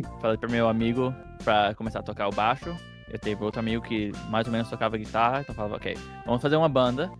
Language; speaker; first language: Portuguese; early bilingual, heritage; Portuguese